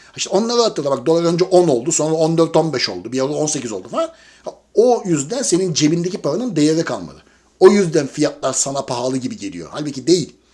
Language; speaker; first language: Turkish; native; Turkish